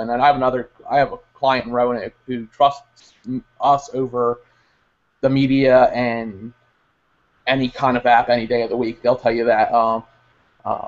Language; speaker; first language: English; native; English